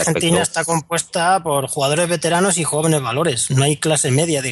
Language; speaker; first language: Spanish; native; Spanish